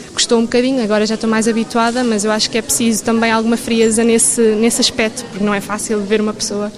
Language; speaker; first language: Portuguese; native; Portuguese